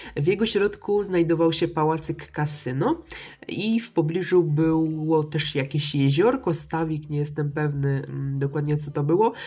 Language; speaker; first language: Polish; native; Polish